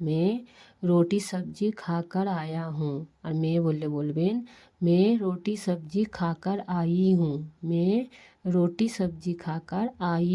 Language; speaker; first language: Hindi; non-native, fluent; Bangla